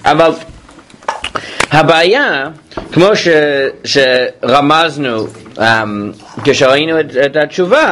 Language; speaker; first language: Hebrew; non-native, fluent; English